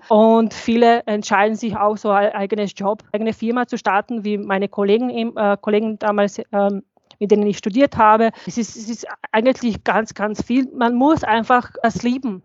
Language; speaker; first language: German; non-native, fluent; Bosnian